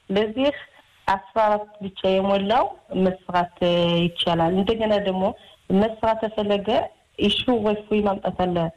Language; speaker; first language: Amharic; early bilingual, heritage; Hebrew